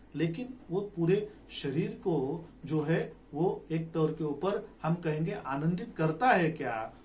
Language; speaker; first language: Hindi; non-native, local second language; Marathi